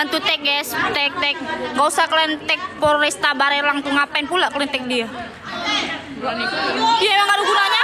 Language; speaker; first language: Indonesian; native; Indonesian